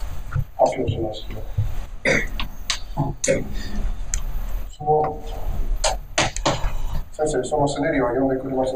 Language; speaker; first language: Japanese; non-native, learner; English